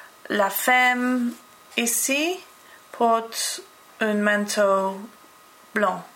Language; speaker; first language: French; non-native, learner; English